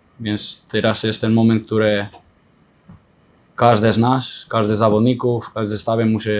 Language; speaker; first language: Polish; non-native, fluent; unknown